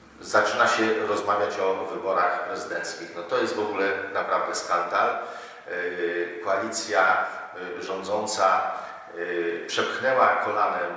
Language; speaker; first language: Polish; native; Polish